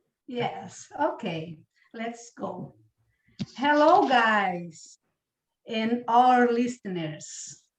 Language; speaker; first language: English; non-native, learner; Portuguese